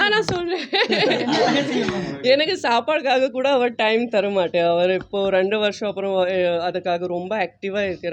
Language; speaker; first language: Tamil; non-native, fluent; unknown